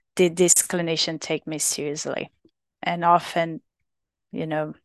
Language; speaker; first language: English; non-native, fluent; Portuguese